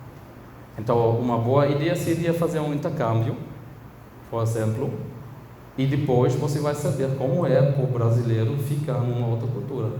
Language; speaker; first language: Portuguese; non-native, fluent; German